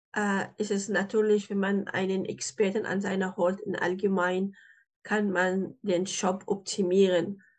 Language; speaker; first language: German; non-native, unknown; Arabic